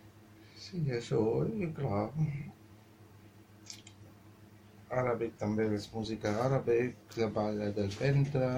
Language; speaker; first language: Catalan; non-native, fluent; Arabic